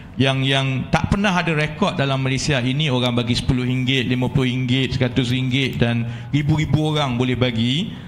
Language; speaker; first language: Malay; native; Malay